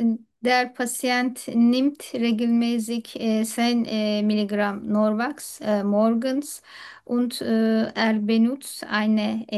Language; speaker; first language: German; non-native, learner; Turkish